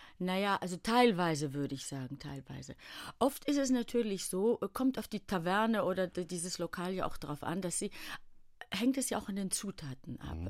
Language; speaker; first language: German; early bilingual, other home language; Greek